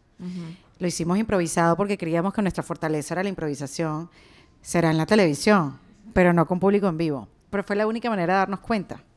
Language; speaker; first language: Spanish; native; Spanish